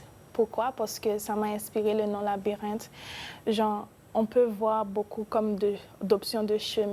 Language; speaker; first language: French; non-native, local second language; Spanish